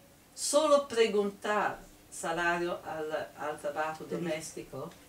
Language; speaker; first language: Spanish; non-native, fluent; Italian